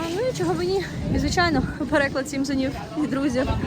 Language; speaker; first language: Ukrainian; non-native, local second language; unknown